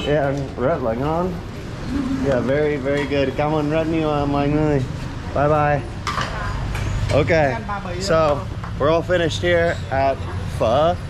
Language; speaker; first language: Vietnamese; non-native, learner; English